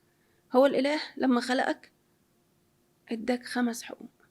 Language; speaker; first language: Arabic; native; Arabic